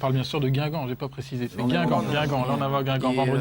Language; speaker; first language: French; native; French